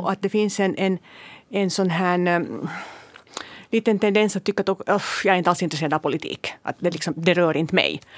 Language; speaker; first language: Swedish; native; Swedish